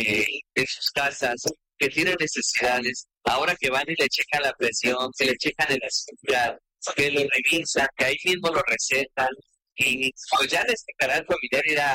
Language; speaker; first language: Spanish; native; Spanish